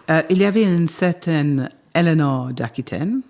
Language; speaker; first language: French; non-native, fluent; English